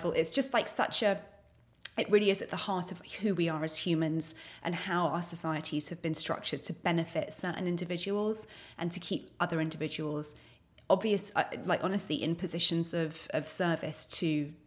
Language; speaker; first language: English; native; English